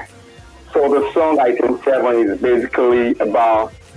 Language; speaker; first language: English; non-native, local second language; Yoruba